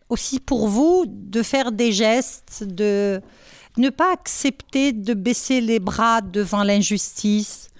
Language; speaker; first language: French; non-native, local second language; Arabic